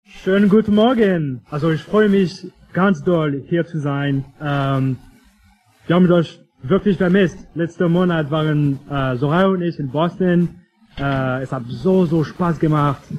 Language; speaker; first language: German; non-native, fluent; English